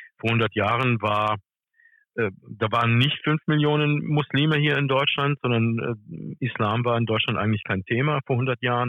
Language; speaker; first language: German; early bilingual, other home language; English